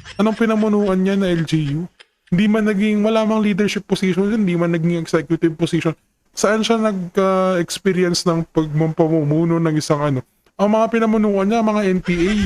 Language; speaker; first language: Filipino; native; Filipino